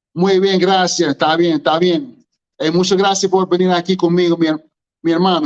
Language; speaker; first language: Spanish; non-native, learner; English